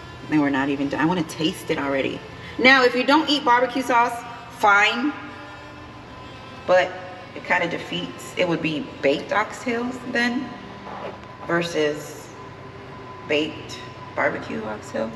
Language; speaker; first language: English; early bilingual, other home language; Spanish